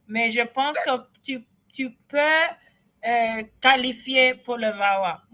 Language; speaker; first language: French; non-native, learner; English